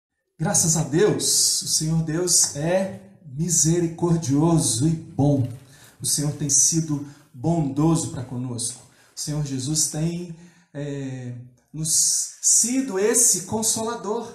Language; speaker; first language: Portuguese; native; Portuguese